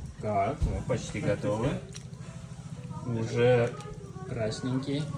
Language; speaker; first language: Russian; native; Russian